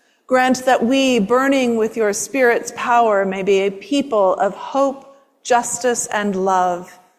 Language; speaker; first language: English; native; English